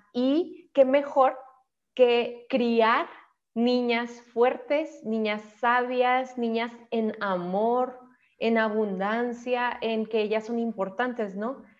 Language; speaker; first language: Spanish; native; Spanish